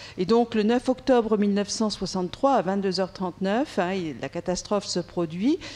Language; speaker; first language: French; native; French